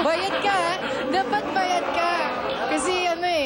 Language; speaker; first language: Filipino; non-native, learner; Japanese